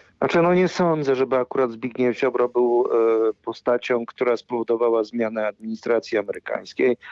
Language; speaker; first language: Polish; native; Polish